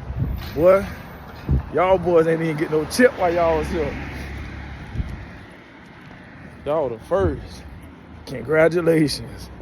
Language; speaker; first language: English; native; English